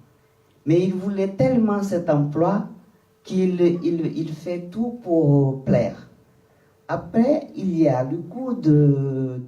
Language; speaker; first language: French; non-native, fluent; Portuguese